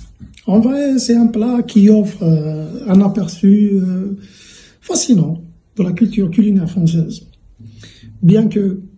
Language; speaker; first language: French; non-native, local second language; Arabic